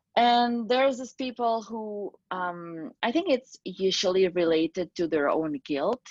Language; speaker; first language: English; non-native, fluent; Spanish